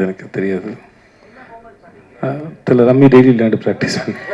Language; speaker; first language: Tamil; native; Tamil